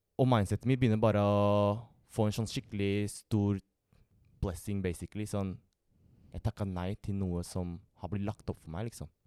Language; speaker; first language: Norwegian; early bilingual, other home language; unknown